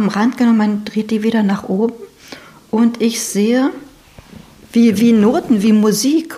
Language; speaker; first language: German; native; German